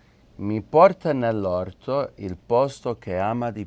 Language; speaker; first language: Italian; early bilingual, heritage; English